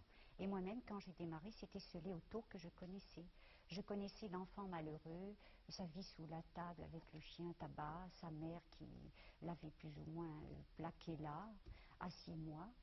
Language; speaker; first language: French; native; French